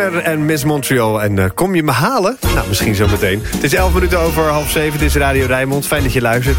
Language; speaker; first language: Dutch; native; Dutch